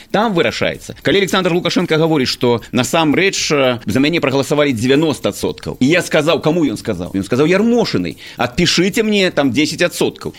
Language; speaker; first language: Belarusian; native; Belarusian